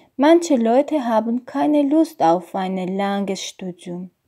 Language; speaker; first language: German; non-native, learner; Armenian